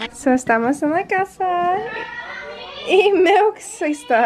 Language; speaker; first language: Spanish; early bilingual, heritage; Spanish